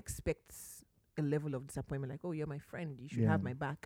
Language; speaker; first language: English; non-native, local second language; Yoruba